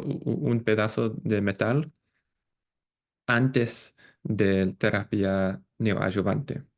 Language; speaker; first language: Spanish; non-native, fluent; English